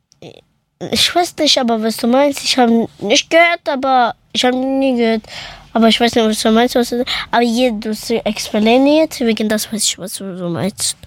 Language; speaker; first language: German; early bilingual, other home language; Persian